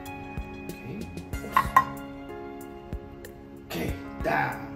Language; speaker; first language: English; non-native, learner; Japanese